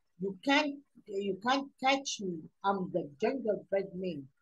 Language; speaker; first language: English; non-native, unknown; Arabic